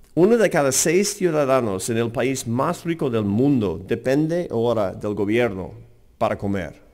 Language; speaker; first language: Spanish; non-native, fluent; English